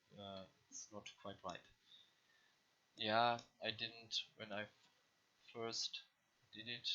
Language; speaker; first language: English; non-native, learner; German